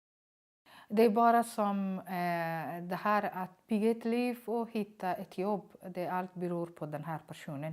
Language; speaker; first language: Swedish; non-native, learner; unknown